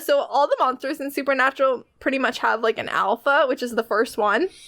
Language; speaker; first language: English; native; English